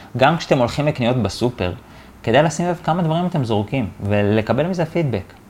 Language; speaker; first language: Hebrew; native; Hebrew